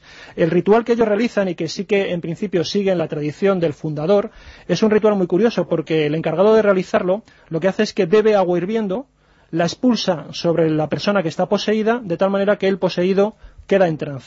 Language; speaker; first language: Spanish; native; Spanish